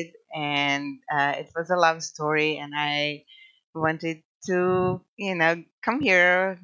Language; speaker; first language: English; non-native, fluent; Croatian